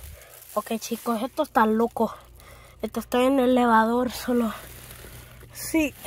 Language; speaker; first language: Spanish; early bilingual, heritage; Spanish